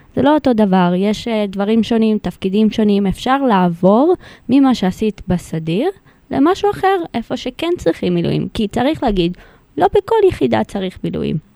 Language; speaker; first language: Hebrew; non-native, fluent; Spanish